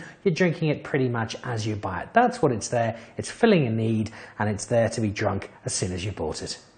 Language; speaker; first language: English; native; English